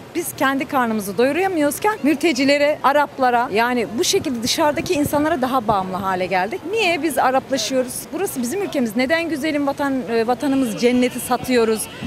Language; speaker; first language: Turkish; native; Turkish